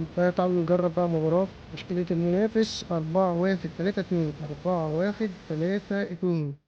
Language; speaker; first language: Arabic; native; Arabic